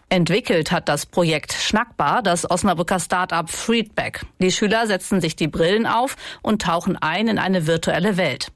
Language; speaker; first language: German; native; German